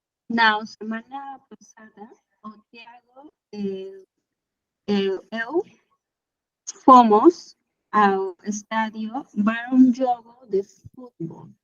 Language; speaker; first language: Portuguese; non-native, learner; Spanish